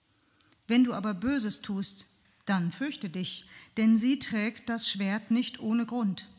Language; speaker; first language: German; native; German